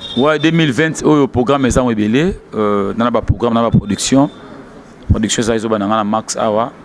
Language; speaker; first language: Lingala; native; Lingala